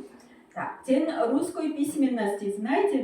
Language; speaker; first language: Russian; non-native, fluent; Korean